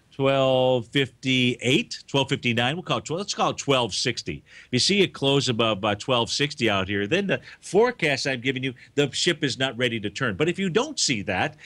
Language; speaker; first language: English; native; English